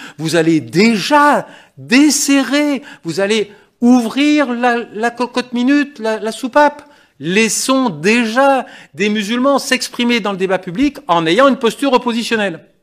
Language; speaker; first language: French; native; French